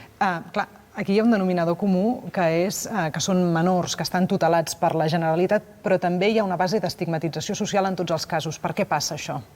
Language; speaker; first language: Catalan; native; Catalan